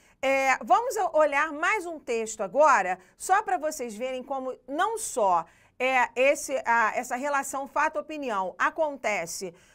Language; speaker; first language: Portuguese; native; Portuguese